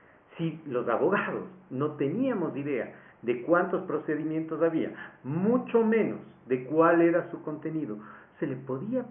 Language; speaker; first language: Spanish; native; Spanish